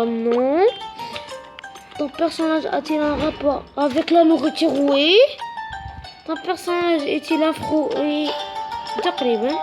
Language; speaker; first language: French; non-native, local second language; Arabic